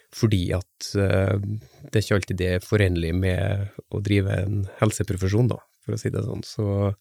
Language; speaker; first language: Norwegian; native; Norwegian